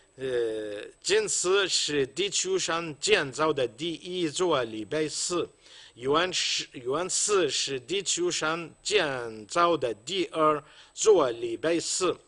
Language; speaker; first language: Chinese; non-native, fluent; Arabic